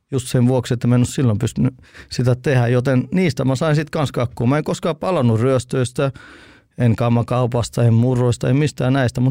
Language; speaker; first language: Finnish; early bilingual, heritage; Finnish